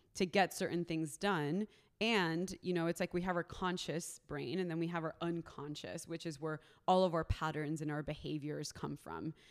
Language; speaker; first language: English; native; English